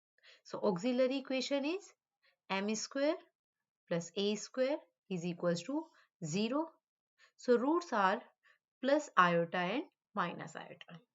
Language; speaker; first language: English; non-native, local second language; Hindi